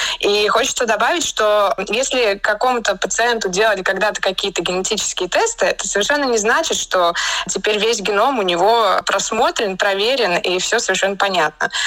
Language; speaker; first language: Russian; native; Russian